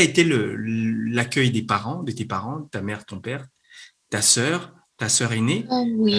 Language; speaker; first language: French; native; French